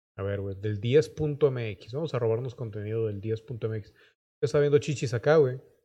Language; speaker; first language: Spanish; native; Spanish